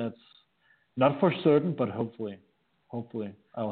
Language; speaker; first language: English; non-native, fluent; Danish